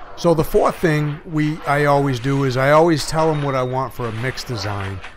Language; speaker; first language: English; native; English